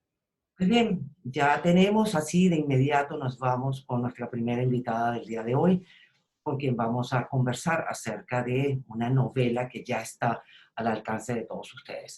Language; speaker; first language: Spanish; native; Spanish